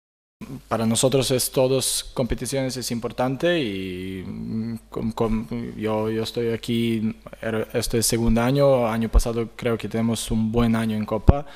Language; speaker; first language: Spanish; non-native, learner; Serbian